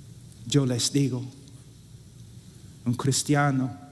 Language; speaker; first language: Spanish; non-native, fluent; English